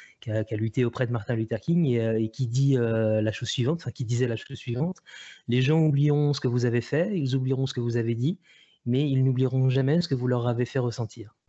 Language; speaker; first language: French; native; French